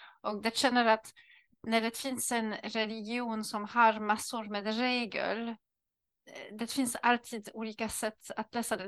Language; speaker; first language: Swedish; non-native, learner; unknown